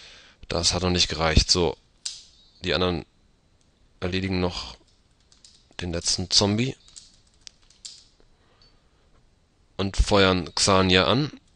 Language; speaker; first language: German; native; German